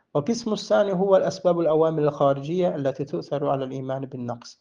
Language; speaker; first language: Arabic; non-native, fluent; Azerbaijani